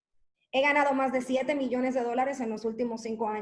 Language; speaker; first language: Spanish; native; Spanish